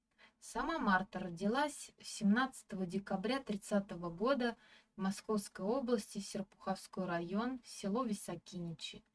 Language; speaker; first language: Russian; native; Russian